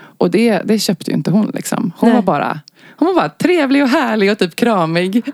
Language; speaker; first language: Swedish; native; Swedish